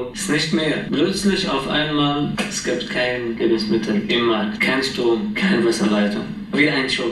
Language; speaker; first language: German; non-native, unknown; Arabic